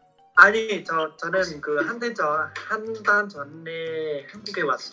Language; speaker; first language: Korean; non-native, learner; Vietnamese